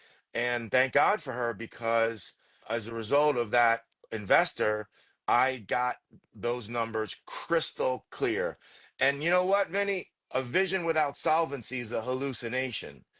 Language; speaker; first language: English; native; English